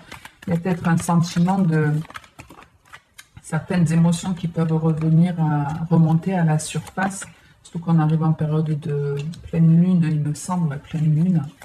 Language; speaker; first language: French; native; French